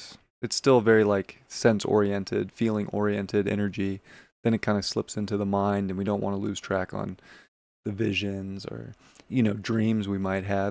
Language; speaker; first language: English; native; English